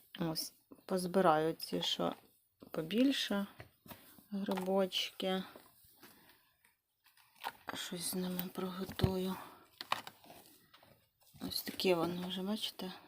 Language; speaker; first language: Ukrainian; native; Ukrainian